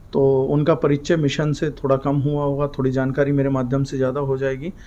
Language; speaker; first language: Hindi; native; Hindi